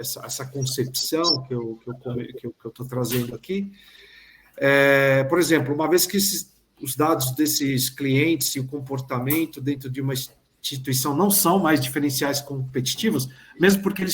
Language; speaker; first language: Portuguese; native; Portuguese